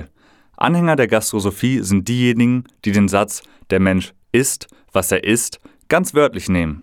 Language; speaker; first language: German; native; German